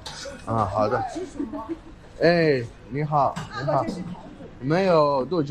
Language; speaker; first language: Chinese; non-native, learner; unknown